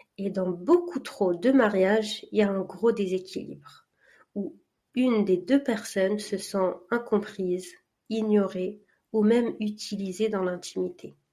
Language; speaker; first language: French; early bilingual, other home language; Arabic